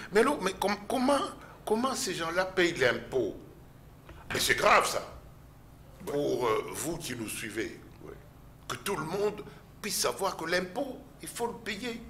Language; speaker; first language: French; non-native, local second language; Lingala